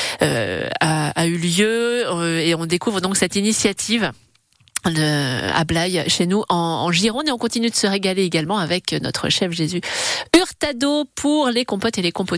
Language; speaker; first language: French; native; French